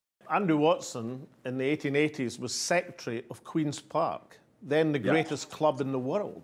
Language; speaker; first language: English; native; English